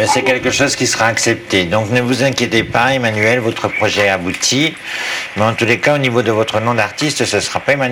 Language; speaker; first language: French; native; French